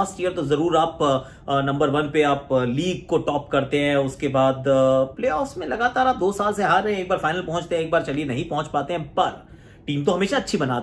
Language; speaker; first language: Hindi; native; Hindi